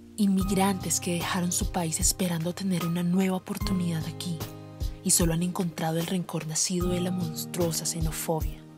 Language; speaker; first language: Spanish; native; Spanish